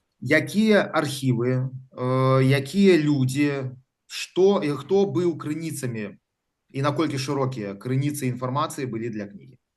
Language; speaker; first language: Belarusian; native; Belarusian